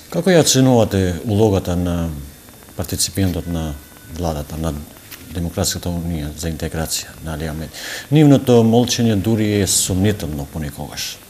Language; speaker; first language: Macedonian; non-native, local second language; Albanian